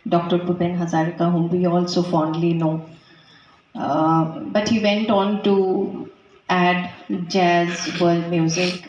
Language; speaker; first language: English; non-native, local second language; Bangla